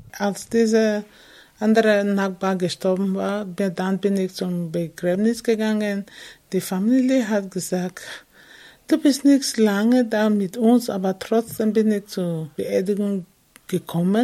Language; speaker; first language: German; non-native, fluent; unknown